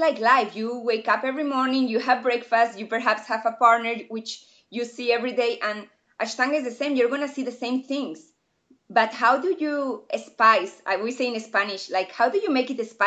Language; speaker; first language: English; non-native, fluent; Spanish